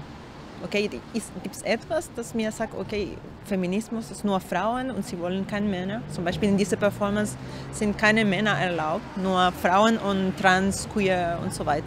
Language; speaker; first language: German; non-native, learner; Spanish